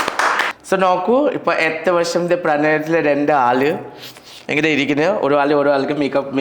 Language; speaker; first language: Malayalam; non-native, learner; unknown